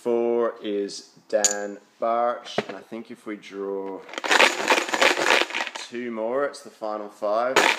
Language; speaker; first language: English; native; English